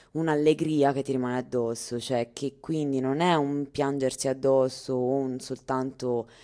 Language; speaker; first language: Italian; native; Italian